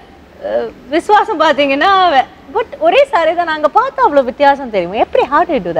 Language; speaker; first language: Tamil; native; Tamil